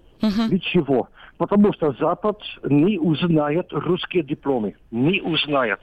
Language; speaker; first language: Russian; non-native, learner; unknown